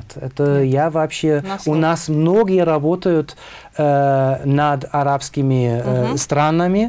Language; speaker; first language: Russian; non-native, fluent; German